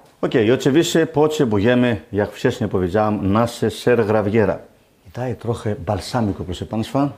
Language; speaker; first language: Polish; non-native, learner; Greek